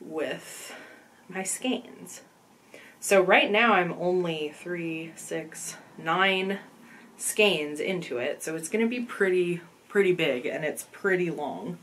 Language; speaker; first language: English; native; English